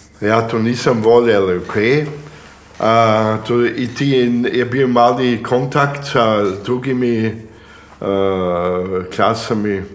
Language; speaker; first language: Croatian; early bilingual, heritage; Croatian